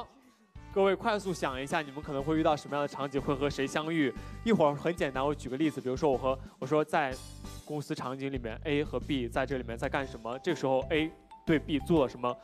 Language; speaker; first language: Chinese; native; Chinese